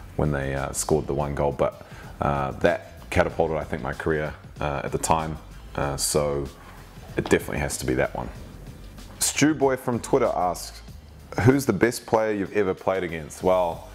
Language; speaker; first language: English; native; English